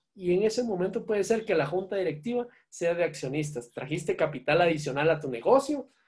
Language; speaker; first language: Spanish; native; Spanish